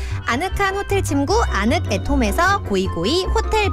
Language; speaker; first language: Korean; native; Korean